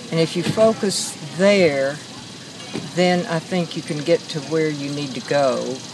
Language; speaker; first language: English; native; English